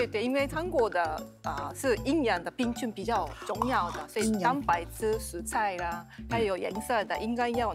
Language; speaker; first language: Chinese; non-native, learner; Korean